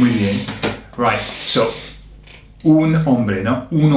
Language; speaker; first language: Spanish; non-native, fluent; English